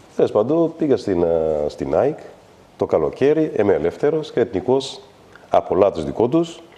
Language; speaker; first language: Greek; non-native, fluent; Kabuverdianu